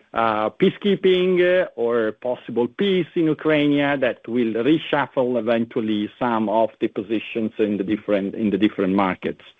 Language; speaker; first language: English; non-native, fluent; Italian